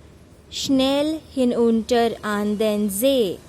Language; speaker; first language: German; non-native, fluent; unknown